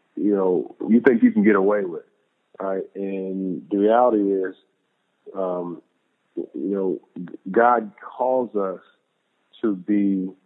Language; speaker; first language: English; native; English